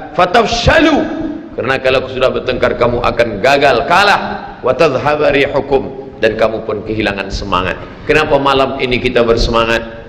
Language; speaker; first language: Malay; native; Malay